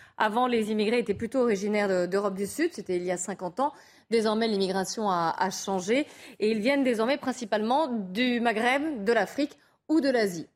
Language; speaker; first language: French; native; French